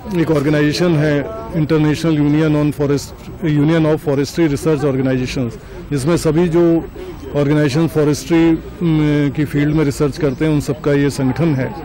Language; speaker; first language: Hindi; native; Hindi